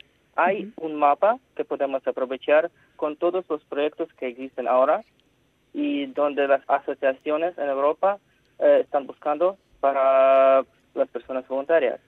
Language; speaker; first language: Spanish; non-native, fluent; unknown